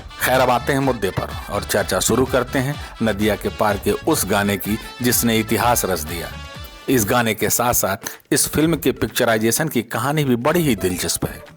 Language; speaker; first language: Hindi; native; Hindi